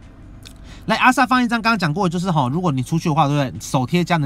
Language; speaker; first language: Chinese; native; Chinese